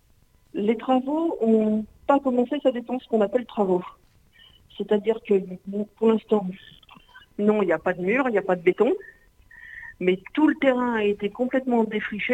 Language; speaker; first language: French; native; French